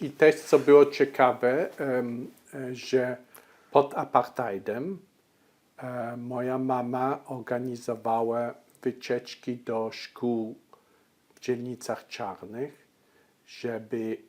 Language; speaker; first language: Polish; early bilingual, heritage; Polish